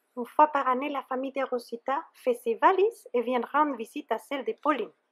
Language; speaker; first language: French; non-native, fluent; Spanish